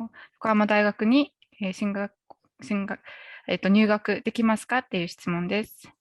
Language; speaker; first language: Japanese; non-native, fluent; Mongolian